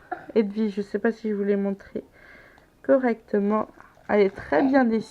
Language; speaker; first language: French; native; French